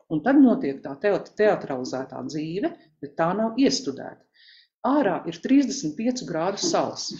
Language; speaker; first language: Latvian; native; Latvian